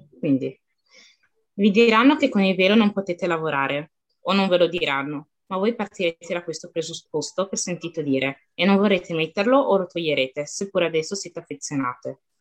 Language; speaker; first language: Italian; early bilingual, other home language; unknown